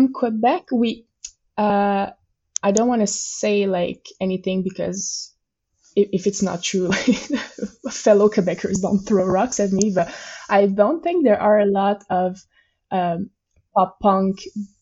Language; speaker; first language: English; non-native, fluent; French